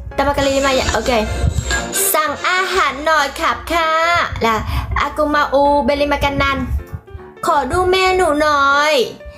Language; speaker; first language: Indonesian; non-native, fluent; Vietnamese